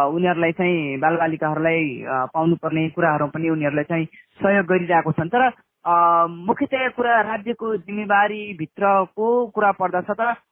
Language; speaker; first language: Nepali; non-native, local second language; Awadhi